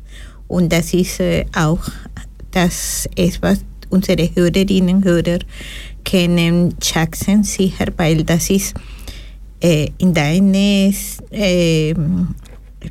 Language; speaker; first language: German; non-native, learner; Spanish